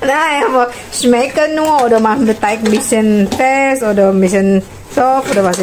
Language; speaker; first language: German; non-native, learner; Indonesian